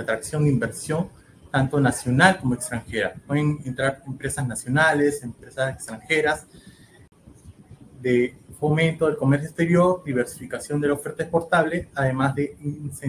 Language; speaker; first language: Spanish; native; Spanish